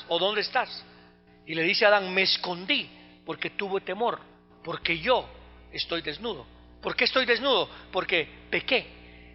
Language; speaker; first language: Spanish; native; Spanish